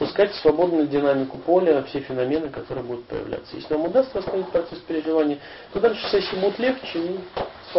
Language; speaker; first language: Russian; native; Russian